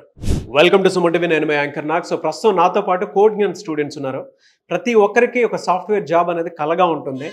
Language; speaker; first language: Telugu; native; Telugu